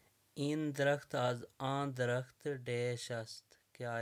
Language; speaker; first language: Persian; non-native, fluent; Urdu